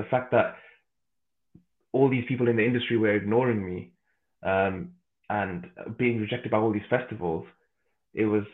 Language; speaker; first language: English; native; English